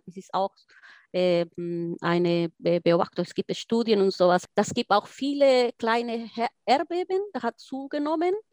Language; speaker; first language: German; non-native, fluent; Spanish